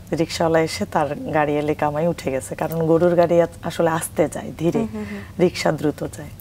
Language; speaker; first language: Bangla; native; Bangla